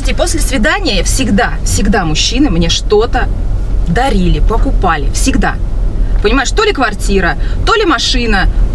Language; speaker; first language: Russian; native; Russian